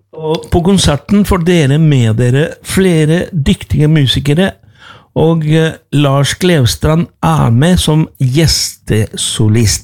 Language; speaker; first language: Norwegian; non-native, fluent; Spanish